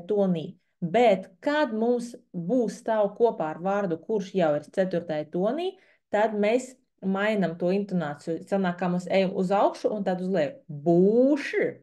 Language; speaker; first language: Latvian; non-native, local second language; Russian